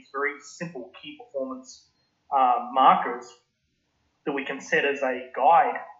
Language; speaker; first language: English; native; English